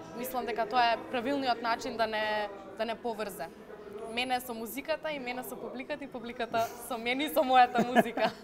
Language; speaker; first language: Macedonian; native; Macedonian